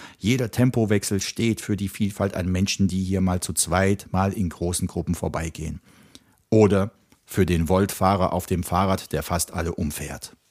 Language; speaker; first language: German; early bilingual, other home language; Czech